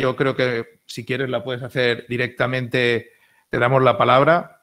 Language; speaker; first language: Spanish; native; Spanish